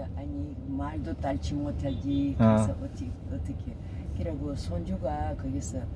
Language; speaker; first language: Korean; non-native, learner; Russian